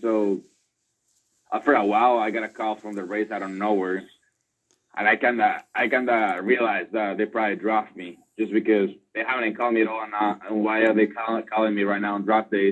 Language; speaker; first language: English; non-native, fluent; Spanish